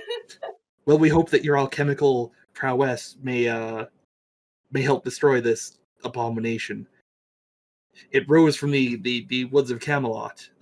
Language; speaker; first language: English; native; English